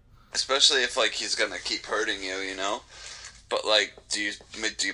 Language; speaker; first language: English; native; English